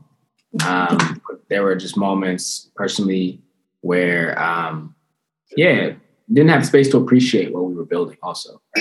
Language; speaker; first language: English; native; English